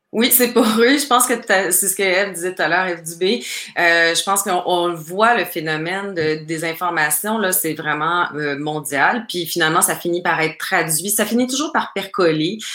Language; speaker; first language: French; native; French